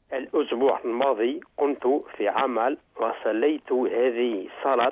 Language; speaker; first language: Arabic; non-native, learner; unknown